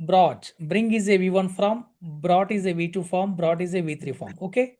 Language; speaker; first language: English; non-native, local second language; Telugu